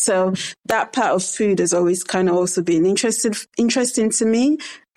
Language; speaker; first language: English; non-native, local second language; Krio